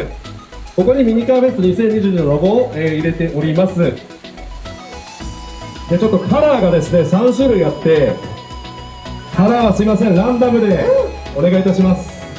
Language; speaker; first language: Japanese; native; Japanese